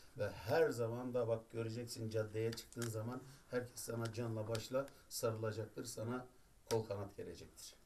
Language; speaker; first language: Turkish; native; Turkish